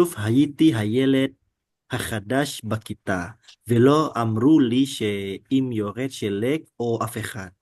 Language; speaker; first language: Hebrew; non-native, learner; Indonesian